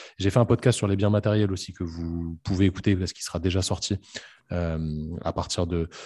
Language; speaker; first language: French; native; French